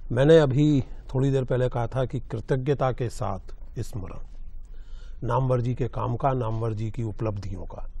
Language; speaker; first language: Hindi; native; Hindi